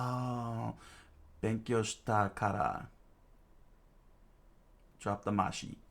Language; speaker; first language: Japanese; non-native, learner; English